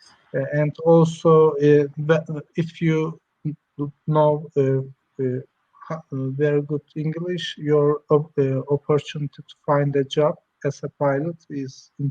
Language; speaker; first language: English; non-native, learner; Turkish